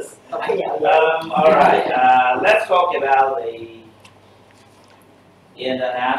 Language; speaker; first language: English; non-native, fluent; Vietnamese